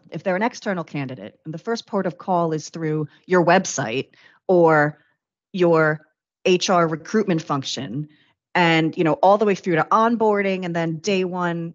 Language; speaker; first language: English; native; English